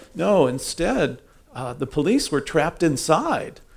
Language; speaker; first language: English; native; English